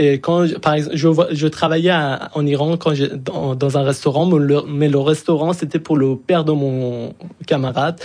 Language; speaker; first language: French; non-native, fluent; Persian